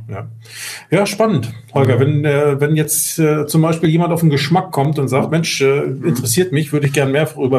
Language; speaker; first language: German; native; German